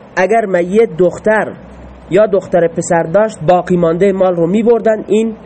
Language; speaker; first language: Persian; non-native, local second language; Baluchi